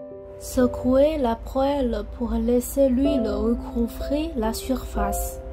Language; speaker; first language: French; non-native, fluent; Chinese